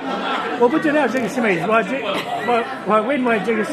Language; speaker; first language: Chinese; non-native, learner; English